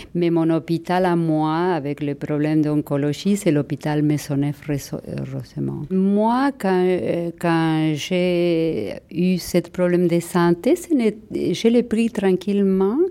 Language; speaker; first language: French; non-native, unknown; Spanish